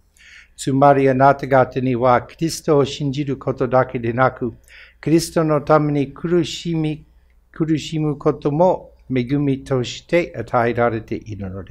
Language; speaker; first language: Japanese; non-native, fluent; English